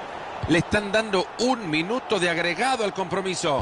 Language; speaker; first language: Spanish; native; Spanish